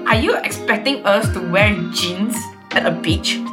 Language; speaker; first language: English; non-native, local second language; Chinese